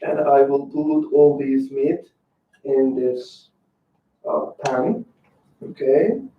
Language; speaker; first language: English; non-native, fluent; Azerbaijani